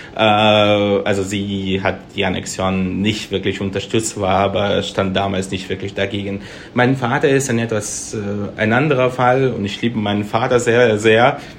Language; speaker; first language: German; non-native, fluent; Russian